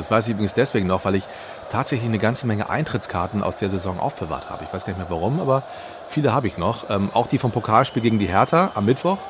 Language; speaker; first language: German; native; German